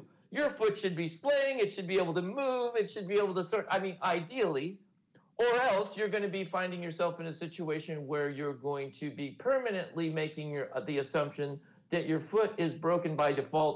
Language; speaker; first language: English; native; English